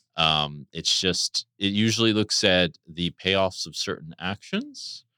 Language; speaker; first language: English; native; English